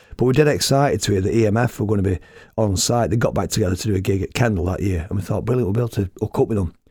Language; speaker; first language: English; native; English